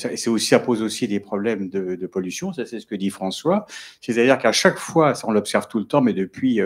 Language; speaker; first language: French; native; French